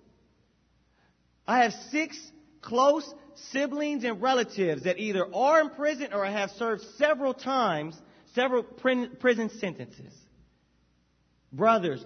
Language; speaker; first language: English; native; English